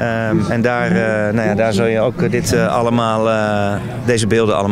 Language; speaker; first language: Dutch; native; Dutch